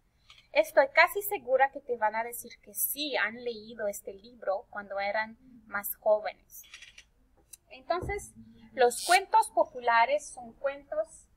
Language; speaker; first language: Spanish; early bilingual, heritage; Spanish